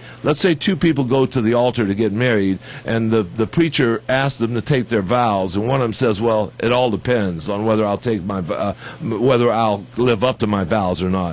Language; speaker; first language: English; native; English